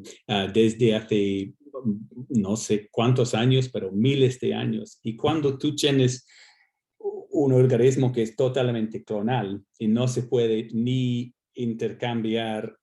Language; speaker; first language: Spanish; non-native, fluent; English